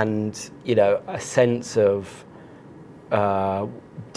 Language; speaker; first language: English; native; English